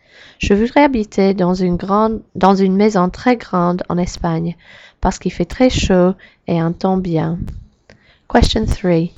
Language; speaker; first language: French; non-native, learner; English